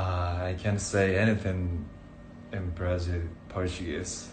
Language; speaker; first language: English; non-native, learner; Japanese